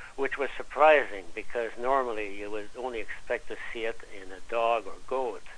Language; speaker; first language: English; non-native, fluent; French